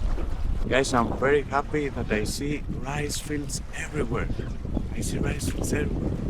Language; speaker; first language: English; non-native, fluent; Greek